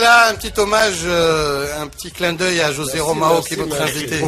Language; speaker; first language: French; non-native, local second language; Arabic